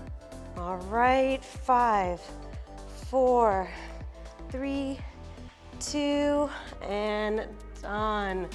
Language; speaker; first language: English; native; English